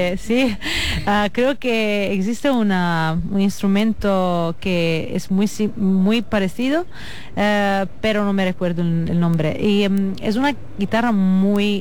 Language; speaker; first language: Spanish; non-native, fluent; Italian